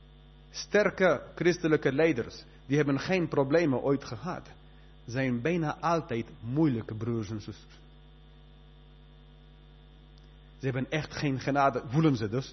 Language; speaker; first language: Dutch; non-native, fluent; Spanish